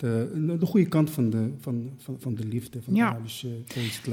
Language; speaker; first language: Dutch; non-native, fluent; Arabic